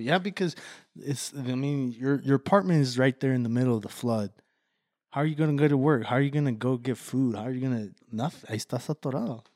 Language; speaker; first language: English; early bilingual, other home language; Spanish